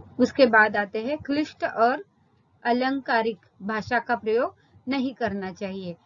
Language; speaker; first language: Hindi; non-native, local second language; Marathi